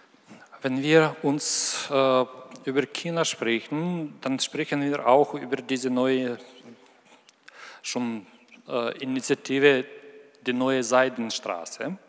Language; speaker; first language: German; non-native, fluent; Ukrainian